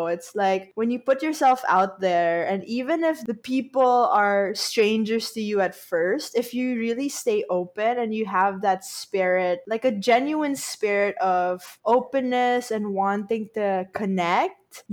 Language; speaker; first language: English; non-native, local second language; Filipino